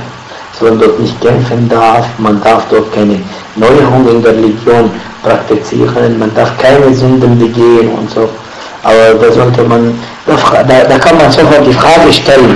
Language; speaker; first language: German; non-native, fluent; Arabic